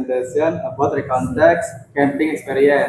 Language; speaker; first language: English; non-native, learner; Indonesian